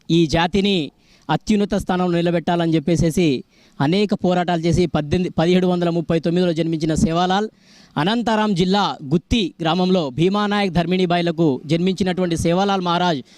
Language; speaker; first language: Telugu; non-native, local second language; Lambadi